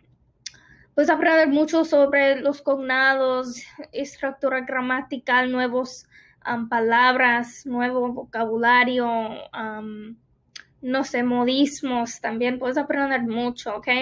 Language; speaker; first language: Spanish; non-native, fluent; English